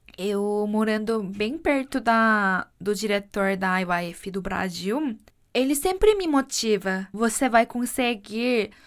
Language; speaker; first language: Portuguese; non-native, fluent; Korean